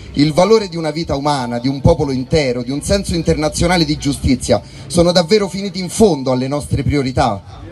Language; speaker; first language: Italian; native; Italian